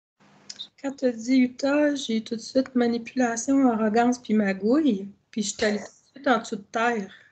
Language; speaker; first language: French; native; French